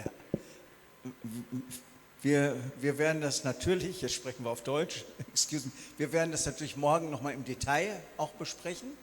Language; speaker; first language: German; native; German